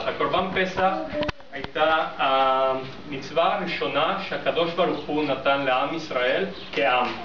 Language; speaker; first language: Hebrew; non-native, fluent; English